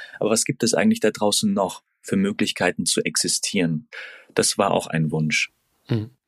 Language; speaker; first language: German; early bilingual, other home language; Turkish